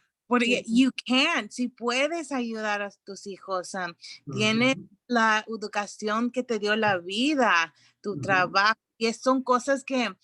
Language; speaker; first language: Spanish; early bilingual, heritage; Spanish